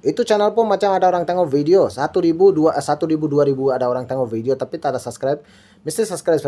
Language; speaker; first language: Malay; non-native, learner; Bangla